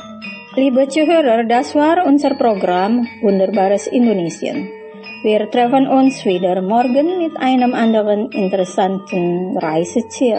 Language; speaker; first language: German; non-native, fluent; Indonesian